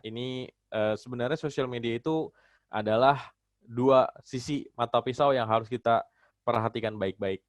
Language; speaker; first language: Indonesian; native; Indonesian